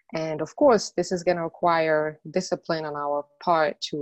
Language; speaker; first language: English; non-native, fluent; Arabic